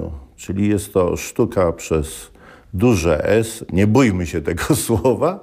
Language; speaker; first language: Polish; native; Polish